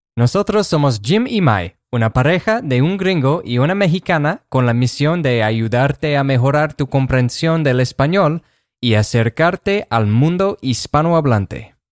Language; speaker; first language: Spanish; non-native, fluent; English